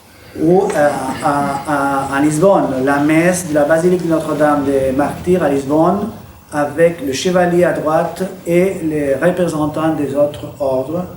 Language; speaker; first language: French; non-native, fluent; Spanish